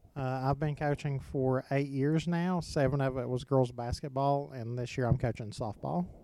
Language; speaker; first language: English; native; English